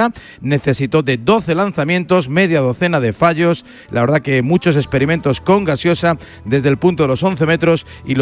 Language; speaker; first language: Spanish; native; Spanish